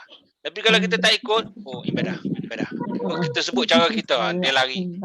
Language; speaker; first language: Malay; native; Malay